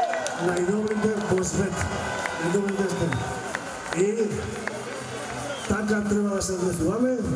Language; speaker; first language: Macedonian; non-native, learner; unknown